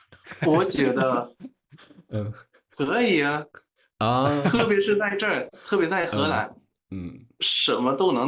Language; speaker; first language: Chinese; non-native, fluent; Spanish